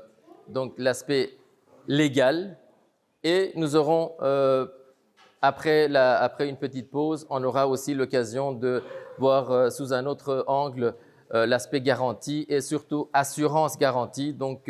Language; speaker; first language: French; native; French